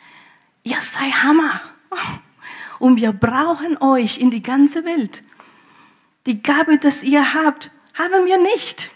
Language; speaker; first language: German; early bilingual, heritage; German